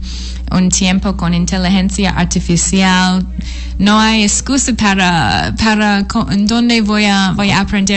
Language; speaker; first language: Spanish; non-native, fluent; English